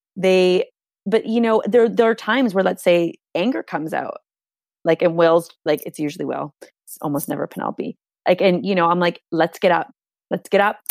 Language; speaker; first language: English; non-native, fluent; Hungarian